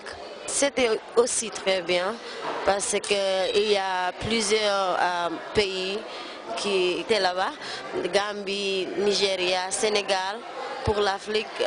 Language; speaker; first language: French; non-native, learner; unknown